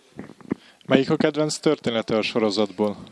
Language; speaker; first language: Hungarian; native; Hungarian